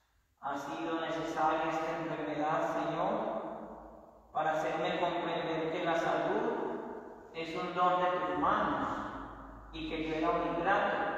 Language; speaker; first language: Spanish; native; Spanish